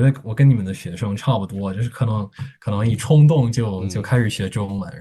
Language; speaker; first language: Chinese; non-native, fluent; English